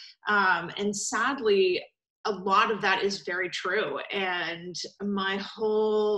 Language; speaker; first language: English; native; English